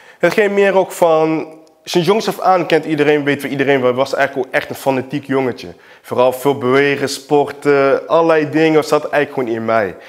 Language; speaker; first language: Dutch; early bilingual, other home language; Portuguese